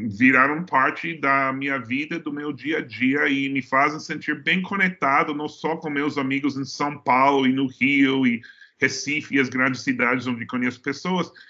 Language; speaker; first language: Portuguese; non-native, fluent; English